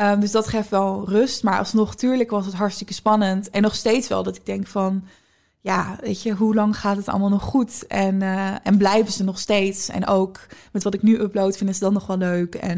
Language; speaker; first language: Dutch; native; Dutch